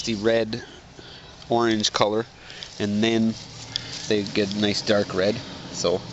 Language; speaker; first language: English; native; English